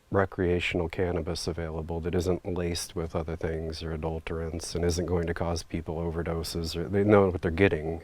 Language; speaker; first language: English; native; English